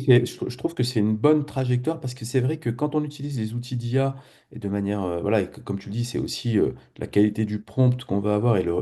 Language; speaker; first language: French; native; French